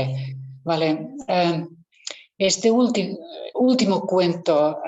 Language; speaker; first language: Spanish; non-native, fluent; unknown